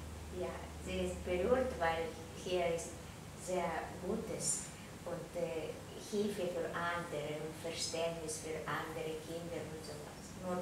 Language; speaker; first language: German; non-native, learner; Russian